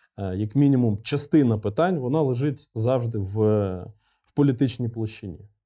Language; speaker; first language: Ukrainian; non-native, local second language; Russian